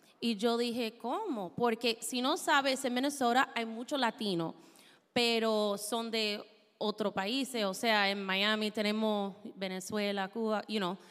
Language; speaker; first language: Spanish; non-native, fluent; English